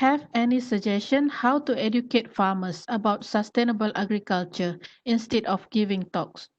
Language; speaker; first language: English; non-native, fluent; Malay